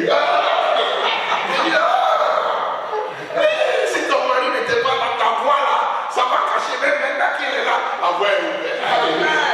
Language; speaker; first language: French; non-native, fluent; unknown